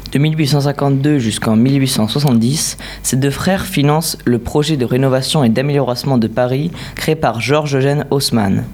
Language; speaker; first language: French; native; French